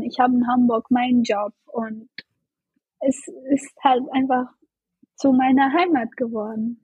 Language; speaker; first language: German; non-native, fluent; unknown